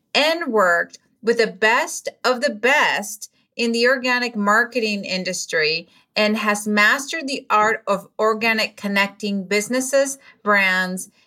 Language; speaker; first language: English; non-native, fluent; Spanish